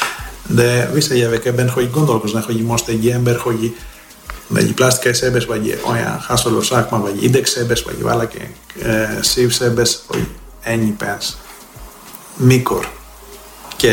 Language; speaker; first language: Hungarian; non-native, fluent; Greek